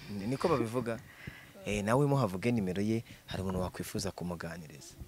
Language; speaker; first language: Kinyarwanda; native; Kinyarwanda